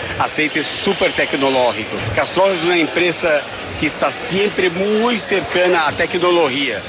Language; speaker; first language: Spanish; non-native, fluent; Portuguese